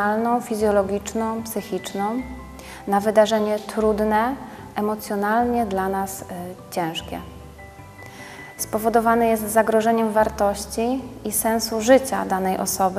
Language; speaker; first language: Polish; native; Polish